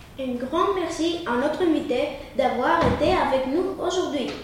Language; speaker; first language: French; non-native, learner; Greek